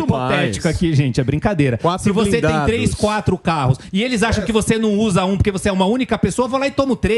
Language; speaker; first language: Portuguese; native; Portuguese